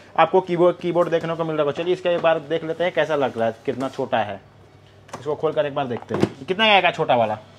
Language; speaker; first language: Hindi; native; Hindi